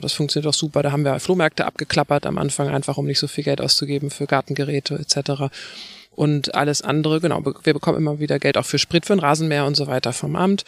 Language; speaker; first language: German; native; German